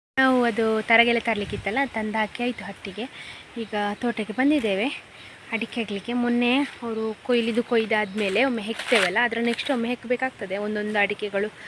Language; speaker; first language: Kannada; native; Kannada